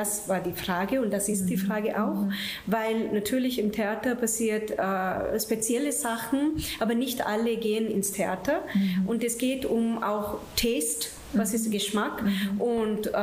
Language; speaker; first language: German; non-native, fluent; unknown